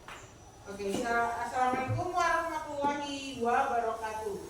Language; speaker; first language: Indonesian; native; Indonesian